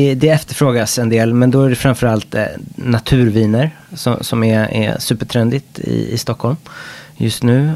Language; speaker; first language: Swedish; non-native, fluent; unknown